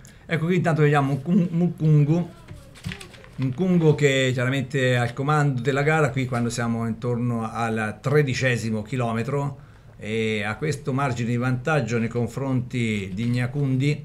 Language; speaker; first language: Italian; native; Italian